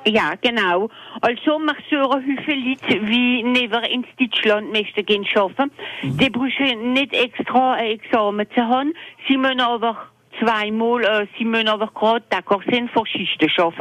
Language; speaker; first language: German; non-native, local second language; French